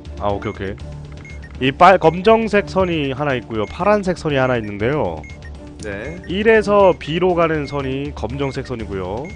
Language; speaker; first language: Korean; native; Korean